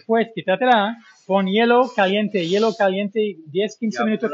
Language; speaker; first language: Spanish; non-native, fluent; English